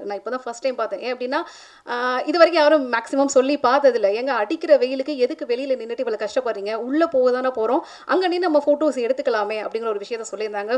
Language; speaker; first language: Tamil; native; Tamil